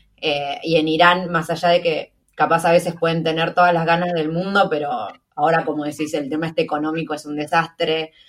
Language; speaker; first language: Spanish; native; Spanish